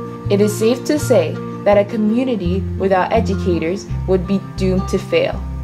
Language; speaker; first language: English; early bilingual, other home language; Haitian Creole